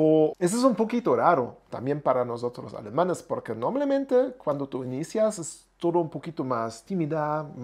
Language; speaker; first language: Spanish; non-native, learner; German